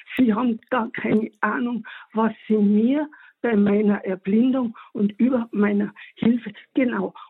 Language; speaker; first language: German; native; German